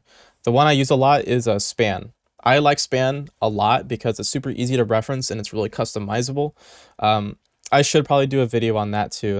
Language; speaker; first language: English; native; English